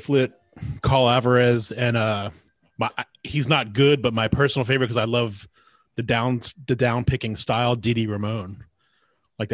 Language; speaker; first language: English; native; English